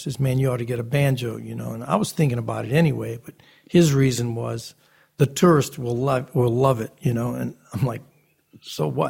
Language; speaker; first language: English; native; English